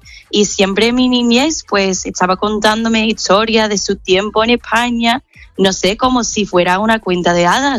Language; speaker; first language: Spanish; non-native, fluent; English